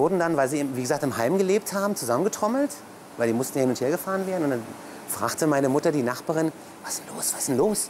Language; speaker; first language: German; early bilingual, other home language; Turkish